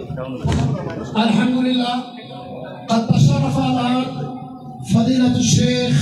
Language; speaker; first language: Arabic; non-native, fluent; Bangla